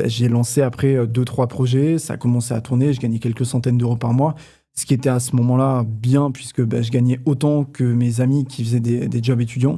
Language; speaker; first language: French; native; French